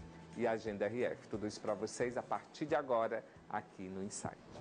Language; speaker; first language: Portuguese; native; Portuguese